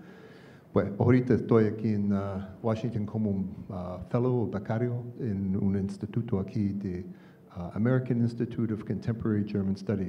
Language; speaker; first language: Spanish; non-native, learner; English